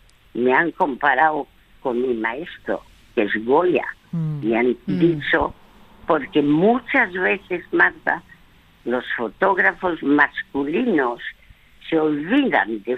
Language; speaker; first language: Spanish; early bilingual, other home language; French